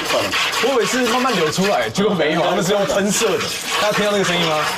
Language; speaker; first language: Chinese; native; Chinese